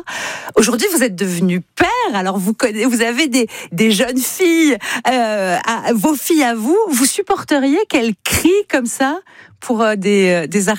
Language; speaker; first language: French; native; French